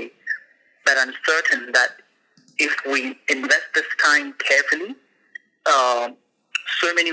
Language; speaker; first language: English; non-native, local second language; Hindi